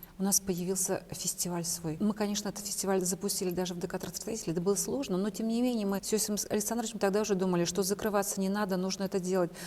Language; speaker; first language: Russian; non-native, local second language; Chuvash